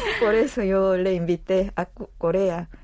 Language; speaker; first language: Spanish; non-native, learner; Korean